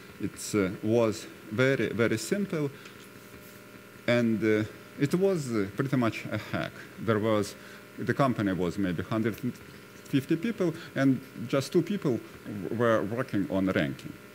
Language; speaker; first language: English; non-native, fluent; Russian